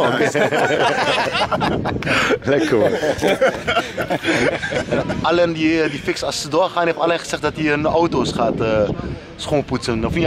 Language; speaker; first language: Dutch; native; Dutch